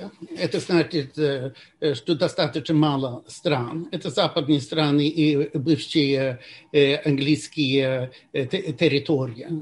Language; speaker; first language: Russian; non-native, fluent; Swedish